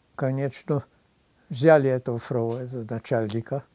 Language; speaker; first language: Russian; non-native, fluent; Polish